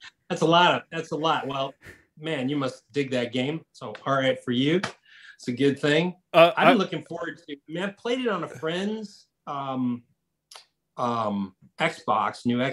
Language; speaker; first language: English; native; English